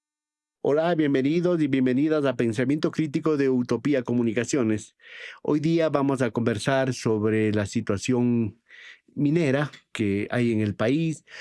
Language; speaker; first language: Spanish; native; Spanish